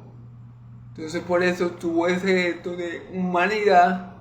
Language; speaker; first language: Spanish; native; Spanish